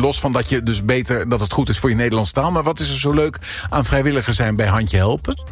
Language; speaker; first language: Dutch; native; Dutch